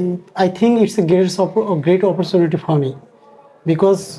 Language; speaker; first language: English; non-native, learner; Bangla